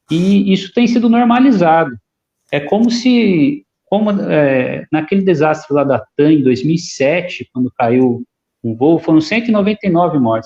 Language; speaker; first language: Portuguese; native; Portuguese